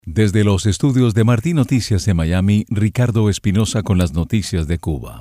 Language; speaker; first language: Spanish; native; Spanish